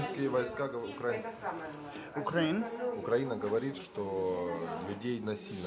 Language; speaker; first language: Russian; native; Russian